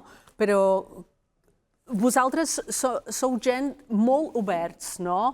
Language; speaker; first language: Catalan; non-native, fluent; Welsh